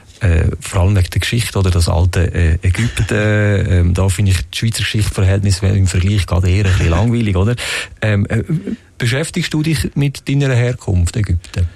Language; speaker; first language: German; native; German